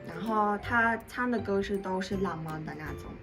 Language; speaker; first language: Chinese; non-native, fluent; Mongolian